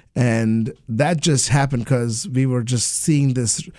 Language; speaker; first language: English; non-native, local second language; Bangla